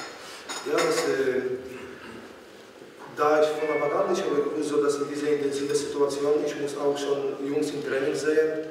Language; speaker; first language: German; non-native, fluent; Polish